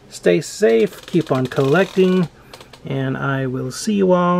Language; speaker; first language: English; native; English